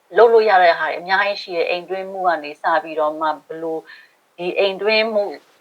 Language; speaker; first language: Burmese; non-native, local second language; Shan